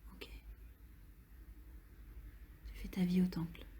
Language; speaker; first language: French; native; French